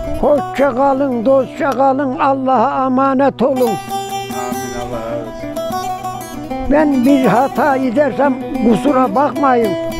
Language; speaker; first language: Turkish; native; Turkish